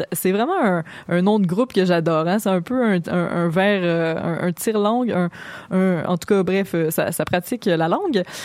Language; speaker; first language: French; native; French